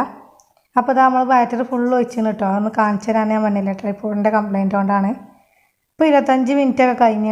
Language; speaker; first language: Malayalam; native; Malayalam